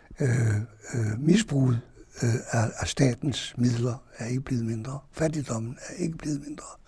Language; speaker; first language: Danish; non-native, fluent; Hungarian